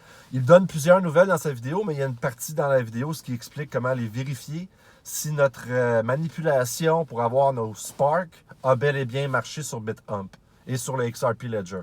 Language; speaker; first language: French; native; French